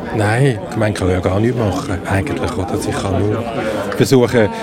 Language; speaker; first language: German; non-native, fluent; Persian